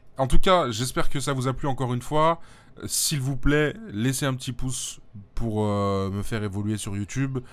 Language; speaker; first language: French; native; French